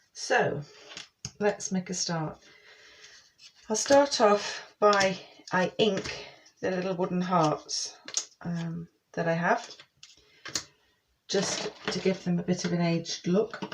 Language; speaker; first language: English; native; English